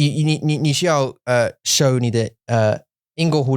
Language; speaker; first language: Chinese; non-native, learner; English